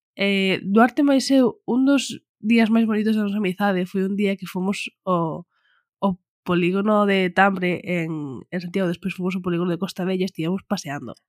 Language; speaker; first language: Galician; non-native, local second language; Spanish